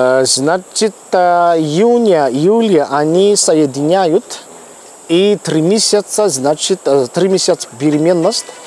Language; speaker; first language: Russian; non-native, learner; Malagasy